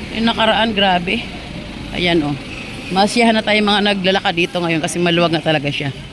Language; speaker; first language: Filipino; native; Filipino